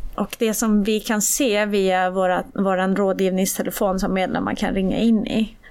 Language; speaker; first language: Swedish; early bilingual, other home language; Persian